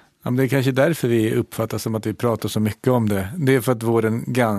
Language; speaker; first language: Swedish; native; Swedish